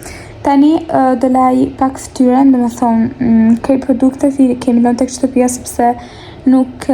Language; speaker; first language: Albanian; early bilingual, heritage; Albanian